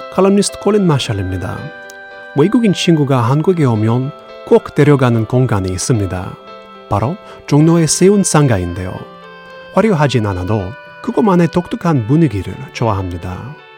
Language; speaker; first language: Korean; non-native, fluent; English